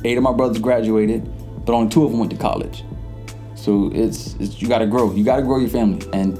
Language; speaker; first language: English; early bilingual, other home language; Jamaican Creole English